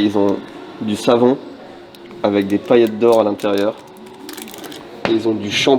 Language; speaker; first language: French; native; French